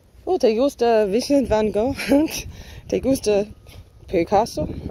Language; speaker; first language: Spanish; non-native, learner; English